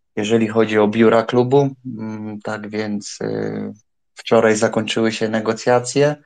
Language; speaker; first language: Polish; native; Polish